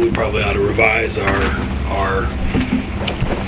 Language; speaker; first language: English; native; English